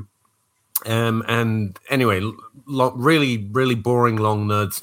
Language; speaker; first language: English; native; English